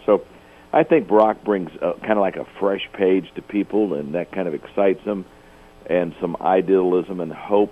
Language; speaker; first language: English; native; English